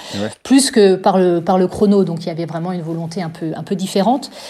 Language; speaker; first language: French; native; French